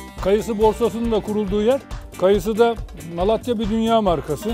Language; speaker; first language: Turkish; native; Turkish